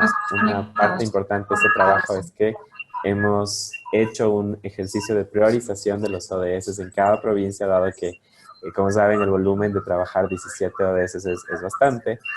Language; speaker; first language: Spanish; native; Spanish